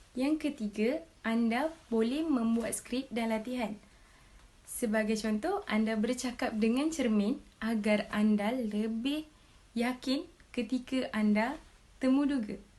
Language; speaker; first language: Malay; native; Malay